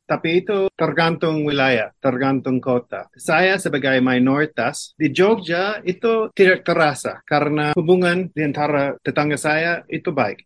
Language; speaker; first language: Malay; non-native, fluent; English